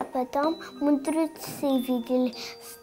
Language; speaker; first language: Russian; early bilingual, heritage; Russian